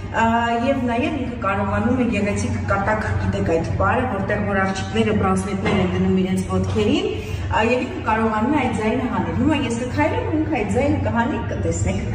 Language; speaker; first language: Armenian; native; Armenian